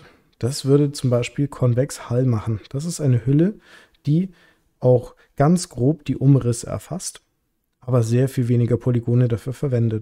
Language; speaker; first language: German; native; German